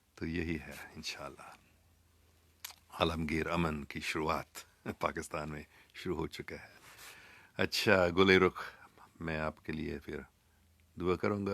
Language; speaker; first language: Hindi; non-native, local second language; English